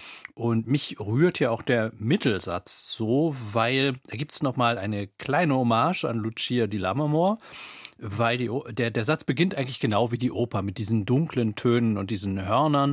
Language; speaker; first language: German; native; German